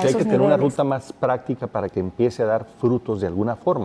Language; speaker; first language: Spanish; native; Spanish